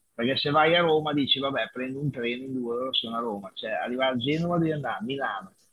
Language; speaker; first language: Italian; native; Italian